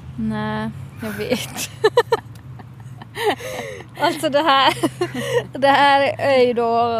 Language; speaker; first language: Swedish; native; Swedish